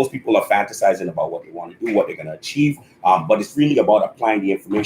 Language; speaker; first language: English; native; English